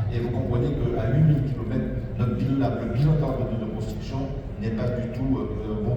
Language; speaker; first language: French; native; French